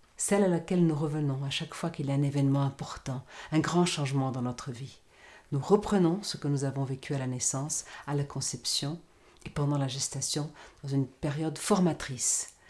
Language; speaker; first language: French; non-native, fluent; Portuguese